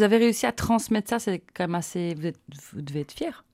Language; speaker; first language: French; native; French